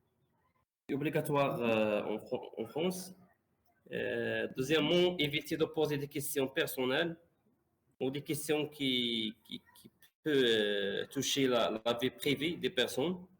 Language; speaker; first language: French; non-native, local second language; Arabic